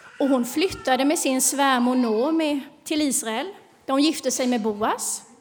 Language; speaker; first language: Swedish; native; Swedish